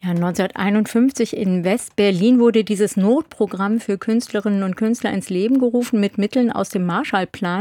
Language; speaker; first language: German; native; German